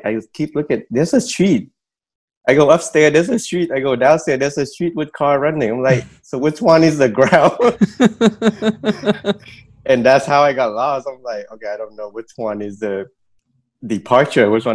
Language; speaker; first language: English; non-native, fluent; Vietnamese